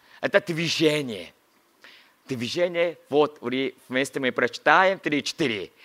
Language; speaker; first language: Russian; non-native, learner; Korean